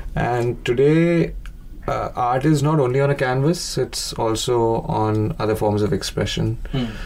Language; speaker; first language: English; non-native, local second language; Hindi